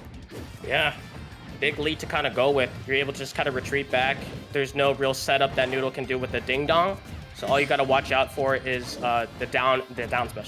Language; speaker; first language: English; native; English